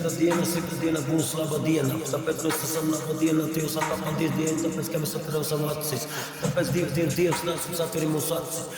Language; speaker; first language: Latvian; non-native, local second language; Russian